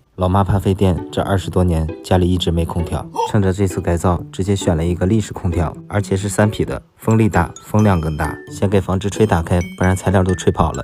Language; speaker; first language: Chinese; native; Chinese